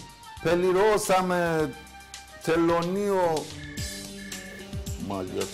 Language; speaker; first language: Greek; non-native, learner; Persian